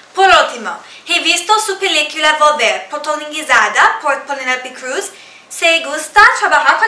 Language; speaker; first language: Spanish; non-native, learner; English